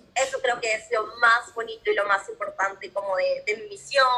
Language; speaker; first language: Spanish; native; Spanish